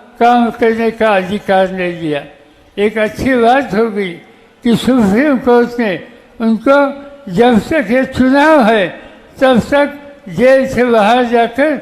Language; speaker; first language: Hindi; non-native, local second language; Marathi